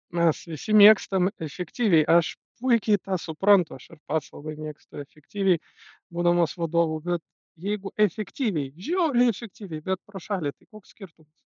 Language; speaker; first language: Lithuanian; non-native, local second language; Russian